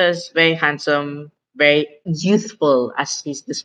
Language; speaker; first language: English; non-native, local second language; Filipino